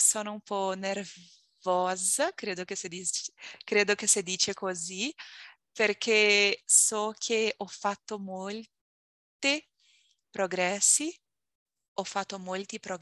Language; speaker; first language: Italian; non-native, learner; Portuguese